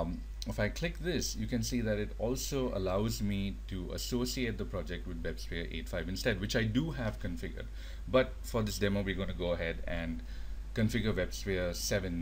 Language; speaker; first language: English; native; English